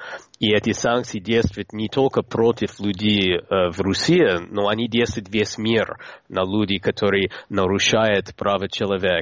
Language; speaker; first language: Russian; non-native, fluent; English